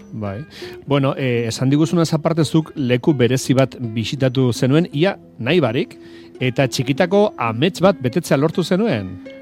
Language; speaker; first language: Basque; native; Basque